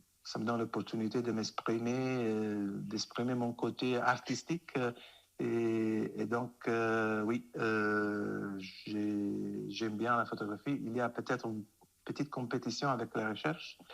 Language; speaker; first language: French; non-native, fluent; Italian